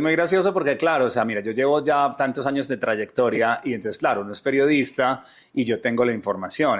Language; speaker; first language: Spanish; native; Spanish